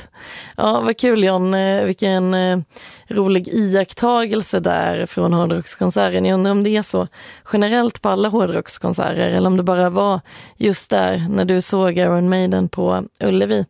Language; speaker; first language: Swedish; native; Swedish